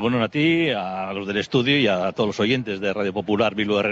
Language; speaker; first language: Spanish; native; Spanish